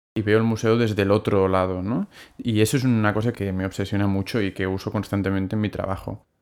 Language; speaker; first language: Spanish; non-native, local second language; Catalan